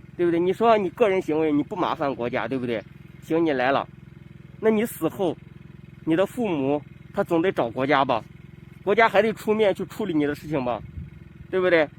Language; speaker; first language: Chinese; native; Chinese